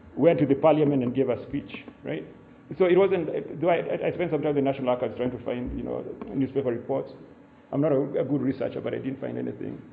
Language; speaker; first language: English; non-native, local second language; Kikuyu